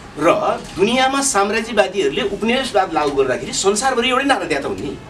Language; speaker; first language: Nepali; non-native, local second language; Eastern Tamang